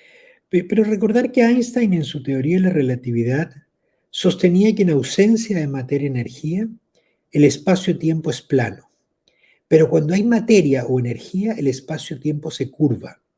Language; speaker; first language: Spanish; native; Spanish